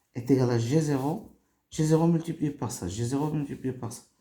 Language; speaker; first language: French; non-native, local second language; Arabic